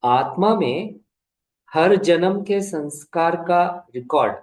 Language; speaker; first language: Hindi; non-native, local second language; Kannada